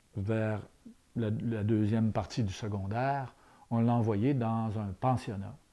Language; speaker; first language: French; native; French